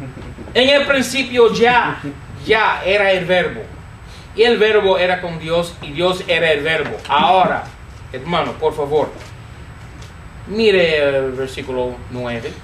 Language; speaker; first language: Spanish; non-native, fluent; English